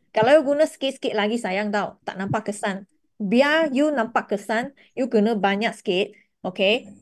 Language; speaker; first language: Malay; non-native, local second language; Chinese